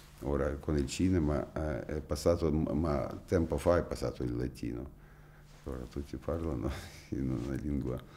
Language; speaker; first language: Italian; non-native, fluent; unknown